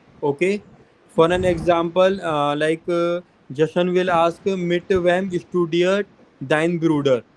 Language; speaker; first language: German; non-native, fluent; Hindi